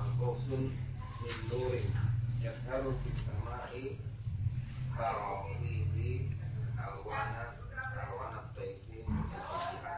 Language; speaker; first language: Arabic; non-native, learner; Indonesian